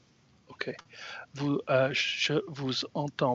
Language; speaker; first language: French; non-native, fluent; English